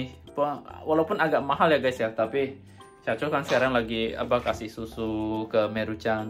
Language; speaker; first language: Indonesian; native; Indonesian